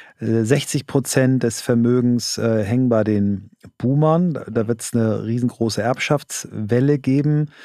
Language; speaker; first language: German; native; German